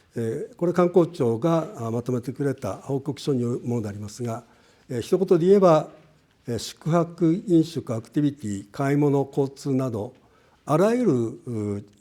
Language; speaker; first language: Japanese; native; Japanese